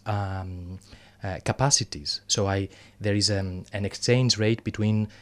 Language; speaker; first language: English; non-native, fluent; Greek